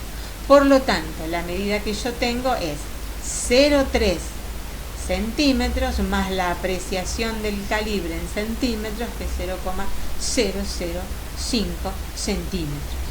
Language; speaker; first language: Spanish; native; Spanish